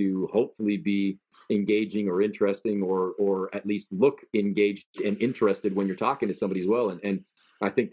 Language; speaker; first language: English; native; English